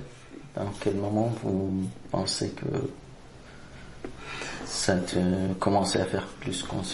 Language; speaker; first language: French; non-native, fluent; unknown